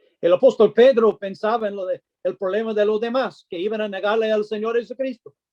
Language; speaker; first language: Spanish; non-native, fluent; English